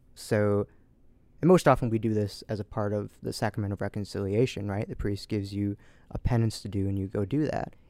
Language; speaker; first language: English; native; English